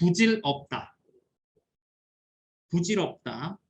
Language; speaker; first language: Korean; native; Korean